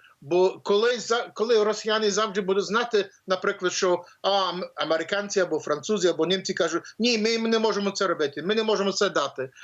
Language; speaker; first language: Ukrainian; early bilingual, heritage; English